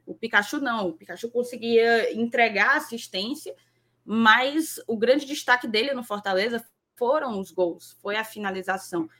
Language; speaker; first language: Portuguese; native; Portuguese